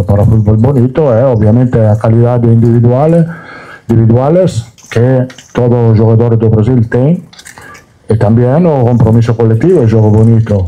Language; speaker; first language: Spanish; non-native, fluent; Italian